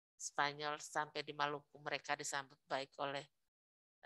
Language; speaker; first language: Indonesian; native; Indonesian